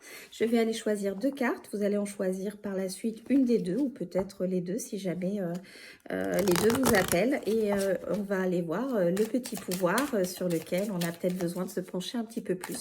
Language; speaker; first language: French; native; French